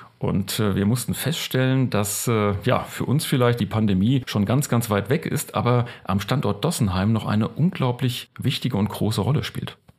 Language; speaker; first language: German; native; German